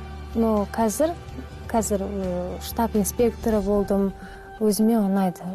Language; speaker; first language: Kazakh; non-native, local second language; Russian